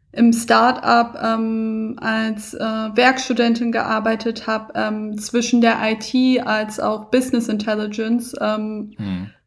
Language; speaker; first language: German; early bilingual, other home language; Persian